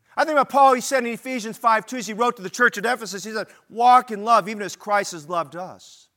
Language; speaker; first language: English; native; English